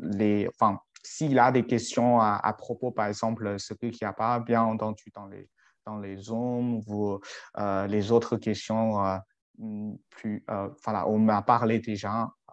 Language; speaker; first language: French; non-native, fluent; Chinese